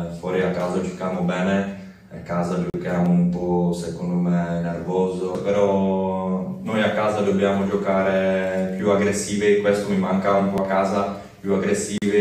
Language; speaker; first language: Italian; non-native, learner; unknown